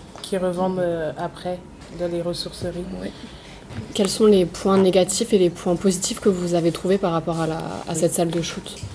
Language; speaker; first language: French; native; French